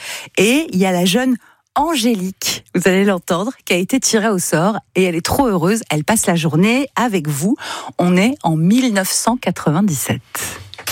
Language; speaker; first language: French; native; French